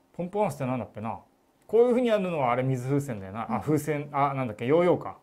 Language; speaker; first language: Japanese; native; Japanese